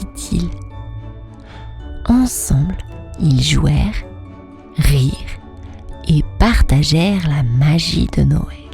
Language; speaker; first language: French; native; French